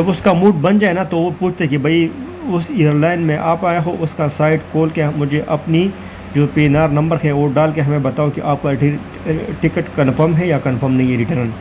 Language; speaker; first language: Urdu; non-native, local second language; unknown